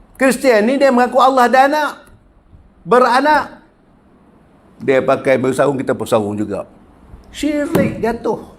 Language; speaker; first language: Malay; native; Malay